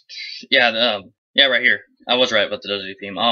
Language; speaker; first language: English; native; English